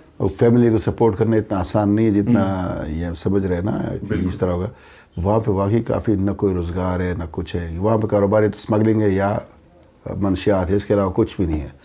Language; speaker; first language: Urdu; non-native, local second language; Pashto